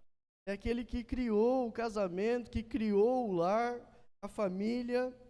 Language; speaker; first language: Portuguese; native; Portuguese